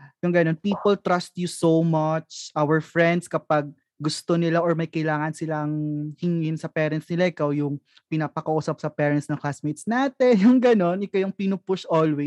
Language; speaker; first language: Filipino; non-native, local second language; Hiligaynon